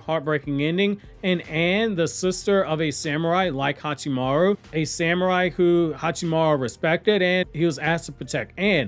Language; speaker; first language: English; native; English